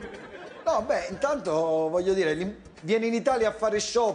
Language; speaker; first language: Italian; native; Italian